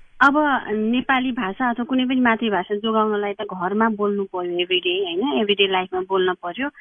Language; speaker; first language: Nepali; native; Nepali